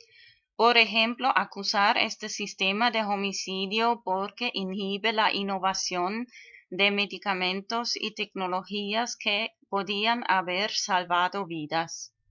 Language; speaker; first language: Spanish; non-native, fluent; German